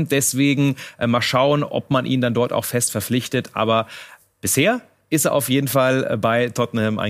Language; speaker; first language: German; native; German